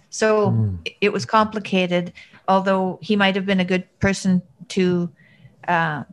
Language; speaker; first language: English; native; English